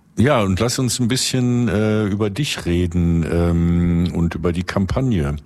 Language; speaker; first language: German; native; German